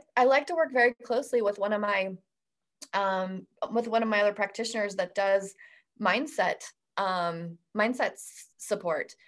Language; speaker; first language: English; native; English